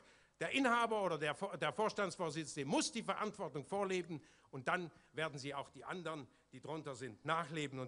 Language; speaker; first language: German; native; German